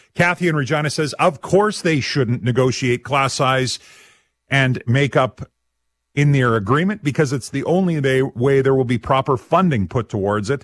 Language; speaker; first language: English; native; English